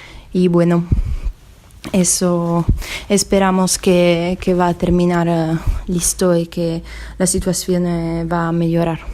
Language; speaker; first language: Spanish; non-native, fluent; Italian